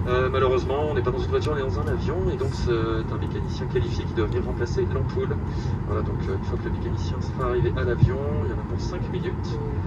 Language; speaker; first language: French; native; French